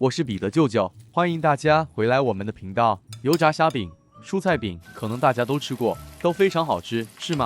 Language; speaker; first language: Chinese; native; Chinese